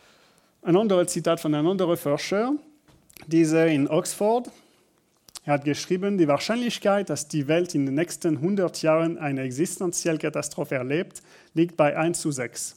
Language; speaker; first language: German; non-native, learner; French